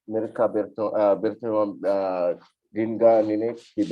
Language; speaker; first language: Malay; non-native, learner; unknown